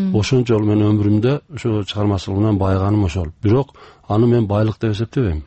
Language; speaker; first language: Kyrgyz; early bilingual, heritage; Kyrgyz